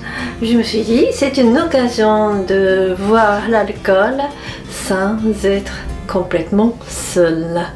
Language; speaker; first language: French; non-native, fluent; Japanese